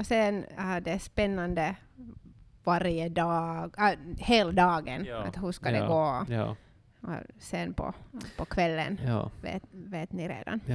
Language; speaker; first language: Swedish; non-native, local second language; Finnish